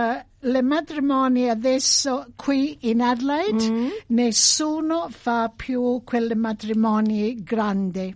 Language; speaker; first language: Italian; early bilingual, heritage; Italian